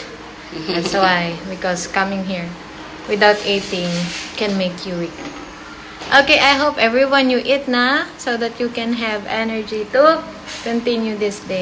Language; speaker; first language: English; non-native, local second language; Filipino